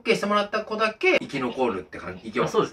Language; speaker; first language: Japanese; native; Japanese